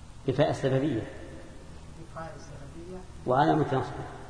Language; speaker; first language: Arabic; native; Arabic